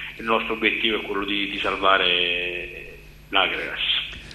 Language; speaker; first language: Italian; native; Italian